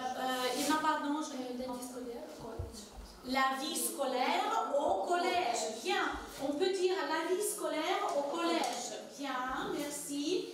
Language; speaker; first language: French; non-native, fluent; Ukrainian